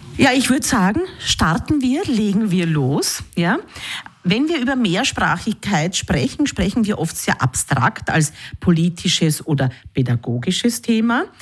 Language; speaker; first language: German; native; German